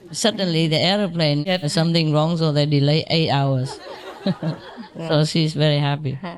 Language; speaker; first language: English; non-native, fluent; Vietnamese